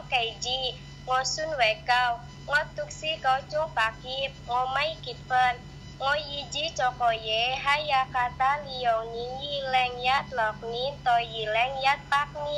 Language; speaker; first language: Chinese; non-native, learner; Indonesian